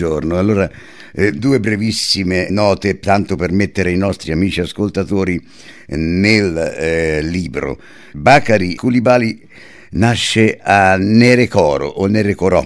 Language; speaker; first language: Italian; native; Italian